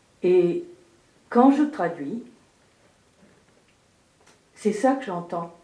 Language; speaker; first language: French; early bilingual, heritage; French